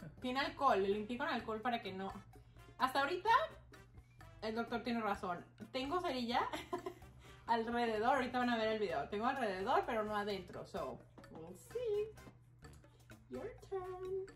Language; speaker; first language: Spanish; early bilingual, heritage; Spanish